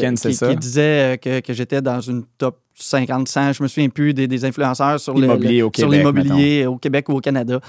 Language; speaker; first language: French; native; French